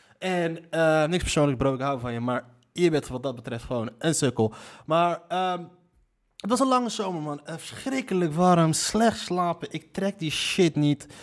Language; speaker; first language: Dutch; early bilingual, other home language; Riffian